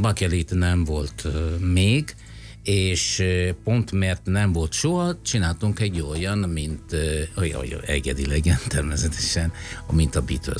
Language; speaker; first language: Hungarian; non-native, fluent; Italian